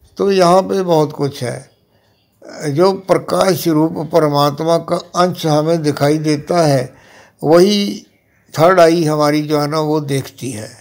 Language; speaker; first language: Hindi; non-native, local second language; Punjabi